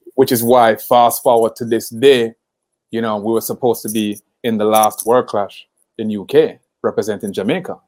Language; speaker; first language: English; native; English